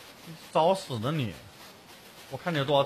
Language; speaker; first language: Chinese; native; Chinese